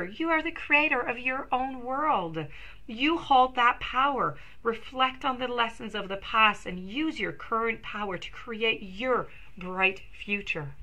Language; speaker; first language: English; non-native, local second language; French